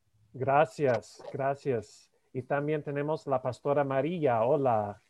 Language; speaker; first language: Spanish; non-native, fluent; English